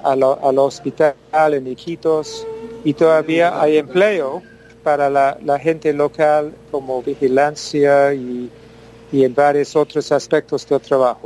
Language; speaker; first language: Spanish; non-native, fluent; English